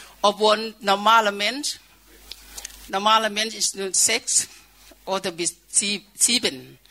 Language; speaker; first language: German; non-native, fluent; Thai